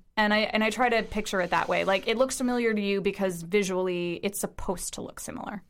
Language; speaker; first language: English; early bilingual, other home language; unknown